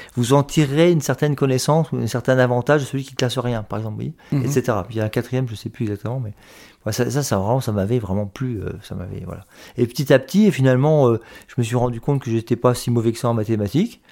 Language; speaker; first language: French; native; French